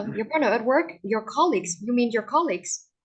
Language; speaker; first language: English; non-native, fluent; Vietnamese